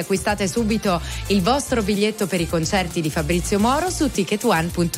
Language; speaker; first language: Italian; native; Italian